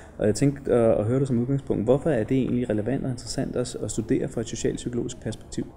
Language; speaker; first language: Danish; native; Danish